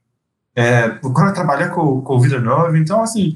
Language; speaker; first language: Portuguese; native; Portuguese